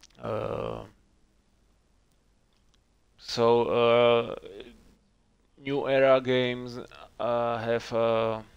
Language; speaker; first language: English; non-native, learner; Czech